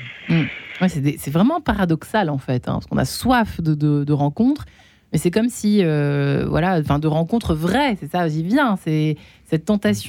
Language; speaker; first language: French; native; French